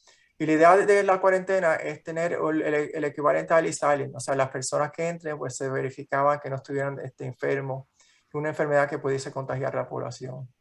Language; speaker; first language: Spanish; native; Spanish